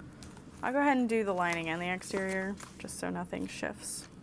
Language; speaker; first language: English; native; English